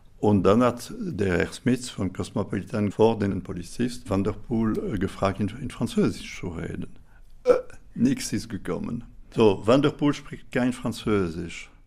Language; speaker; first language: German; non-native, fluent; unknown